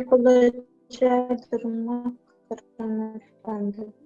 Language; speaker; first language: Turkish; native; Turkish